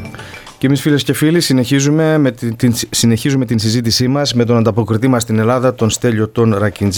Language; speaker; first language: Greek; native; Greek